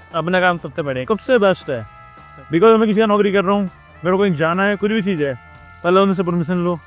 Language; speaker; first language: Hindi; native; Hindi